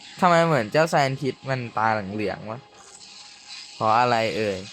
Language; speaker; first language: Thai; native; Thai